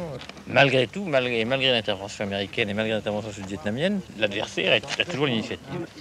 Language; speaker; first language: French; native; French